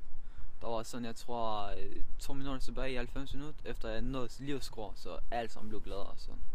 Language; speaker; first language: Danish; non-native, fluent; Albanian